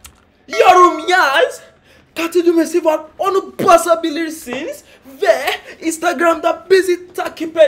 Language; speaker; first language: Turkish; non-native, learner; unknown